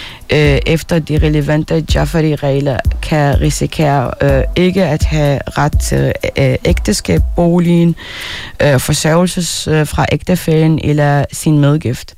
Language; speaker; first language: Danish; non-native, fluent; Arabic